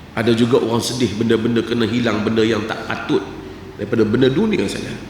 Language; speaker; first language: Malay; native; Malay